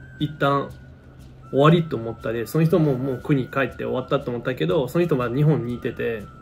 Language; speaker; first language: Japanese; non-native, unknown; French